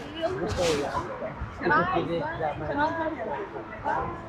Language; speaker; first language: Portuguese; native; Portuguese